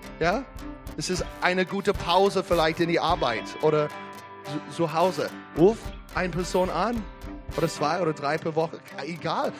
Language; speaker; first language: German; non-native, fluent; English